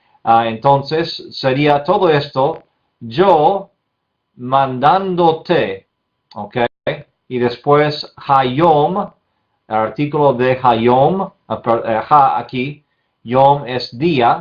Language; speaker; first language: Spanish; non-native, fluent; English